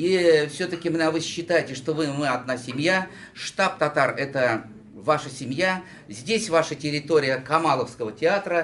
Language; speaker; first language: Russian; non-native, local second language; Tatar